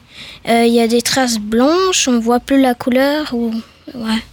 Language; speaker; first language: French; non-native, learner; German